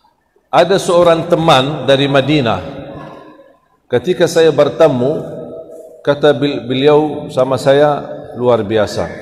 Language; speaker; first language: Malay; non-native, fluent; Arabic